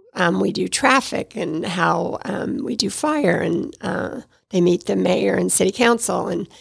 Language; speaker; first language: English; native; English